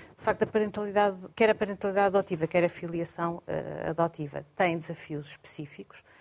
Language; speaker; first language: Portuguese; native; Portuguese